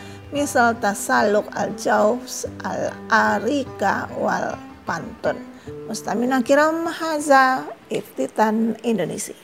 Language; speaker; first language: Arabic; non-native, fluent; Indonesian